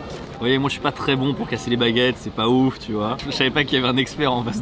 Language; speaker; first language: French; native; French